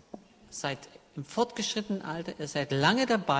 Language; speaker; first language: German; native; German